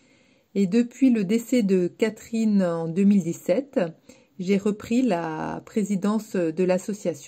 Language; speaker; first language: French; native; French